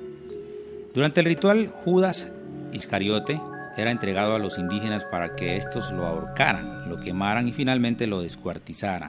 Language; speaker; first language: Spanish; native; Spanish